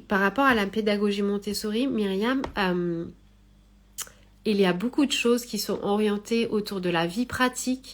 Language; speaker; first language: French; native; French